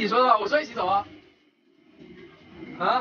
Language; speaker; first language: Chinese; native; Chinese